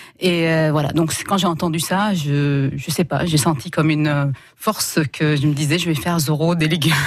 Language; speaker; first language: French; non-native, local second language; Arabic